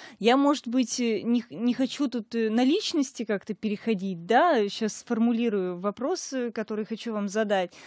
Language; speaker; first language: Russian; native; Russian